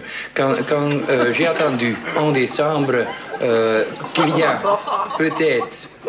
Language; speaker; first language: French; non-native, learner; Dutch